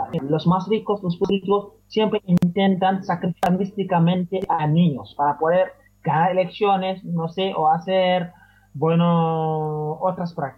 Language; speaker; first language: Spanish; non-native, fluent; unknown